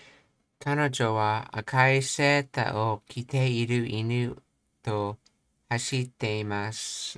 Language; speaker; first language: Japanese; non-native, learner; English